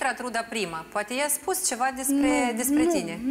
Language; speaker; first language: Romanian; native; Romanian